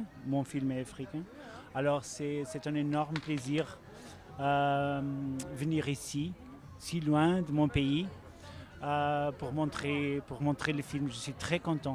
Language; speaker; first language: French; non-native, learner; Portuguese